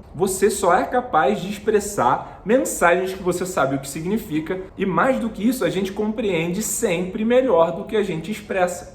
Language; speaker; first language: Portuguese; native; Portuguese